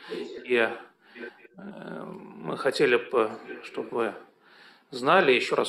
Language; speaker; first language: Russian; native; Russian